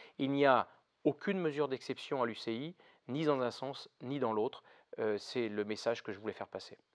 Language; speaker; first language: French; native; French